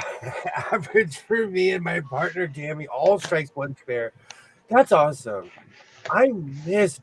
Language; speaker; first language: English; native; English